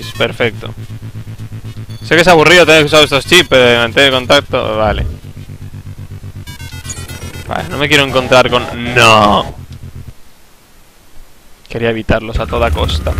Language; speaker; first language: Spanish; native; Spanish